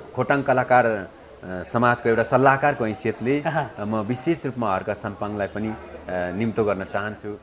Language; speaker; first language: Nepali; native; Nepali